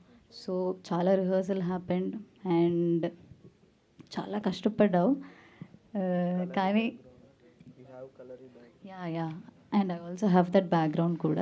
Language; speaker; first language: Telugu; non-native, learner; Malayalam